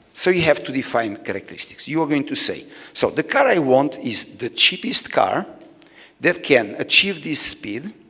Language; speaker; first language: English; non-native, fluent; Portuguese